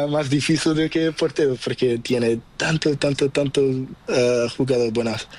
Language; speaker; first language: Spanish; non-native, learner; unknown